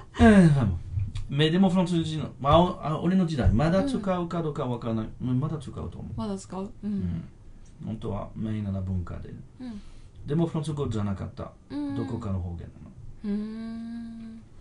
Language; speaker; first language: Japanese; non-native, fluent; French